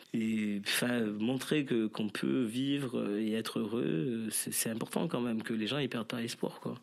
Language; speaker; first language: French; non-native, local second language; Morisyen